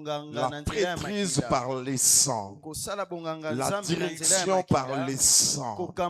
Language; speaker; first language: French; non-native, local second language; Lingala